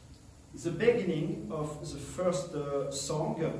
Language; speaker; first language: English; non-native, learner; French